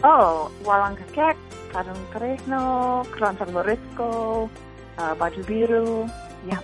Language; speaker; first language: Indonesian; non-native, fluent; English